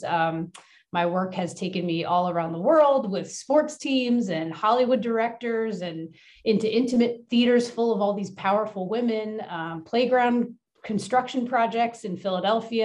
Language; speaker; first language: English; native; English